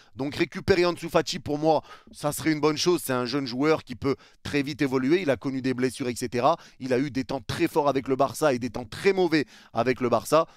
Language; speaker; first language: French; native; French